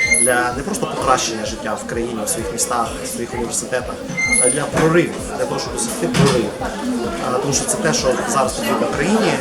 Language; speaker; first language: Ukrainian; native; Ukrainian